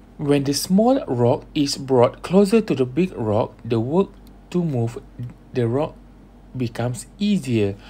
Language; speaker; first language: English; non-native, local second language; Malay